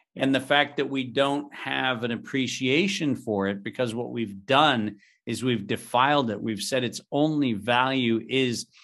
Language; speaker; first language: English; native; English